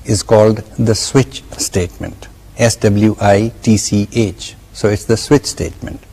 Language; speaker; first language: English; non-native, local second language; Urdu